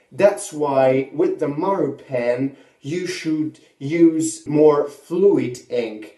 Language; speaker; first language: English; non-native, fluent; Italian